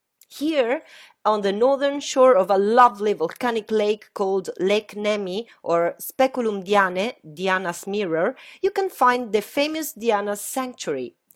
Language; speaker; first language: English; non-native, fluent; Italian